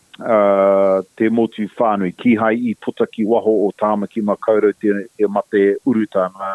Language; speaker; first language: Māori; non-native, local second language; English